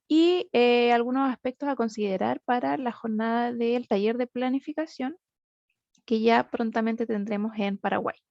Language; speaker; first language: Spanish; native; Spanish